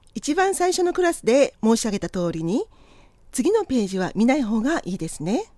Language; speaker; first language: Japanese; native; Japanese